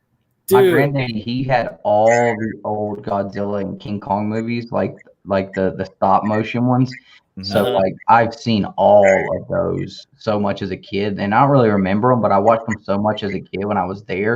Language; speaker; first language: English; native; English